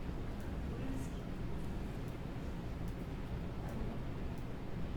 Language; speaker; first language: English; non-native, learner; Japanese